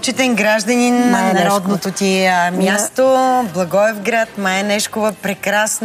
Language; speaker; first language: Bulgarian; native; Bulgarian